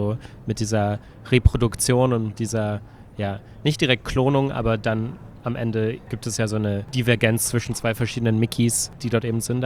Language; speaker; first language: German; native; German